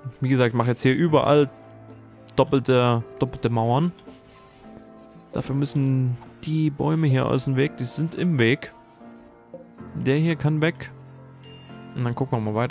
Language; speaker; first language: German; native; German